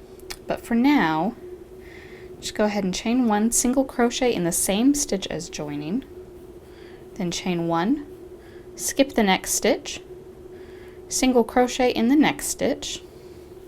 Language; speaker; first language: English; native; English